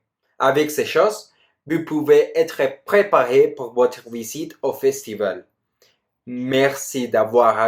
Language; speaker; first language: French; non-native, learner; Spanish